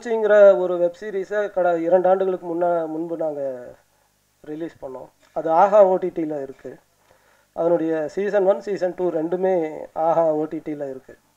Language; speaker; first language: Tamil; native; Tamil